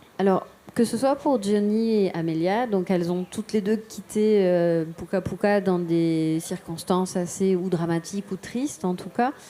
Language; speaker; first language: French; native; French